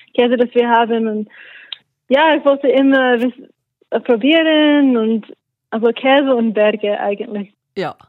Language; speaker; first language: German; non-native, learner; English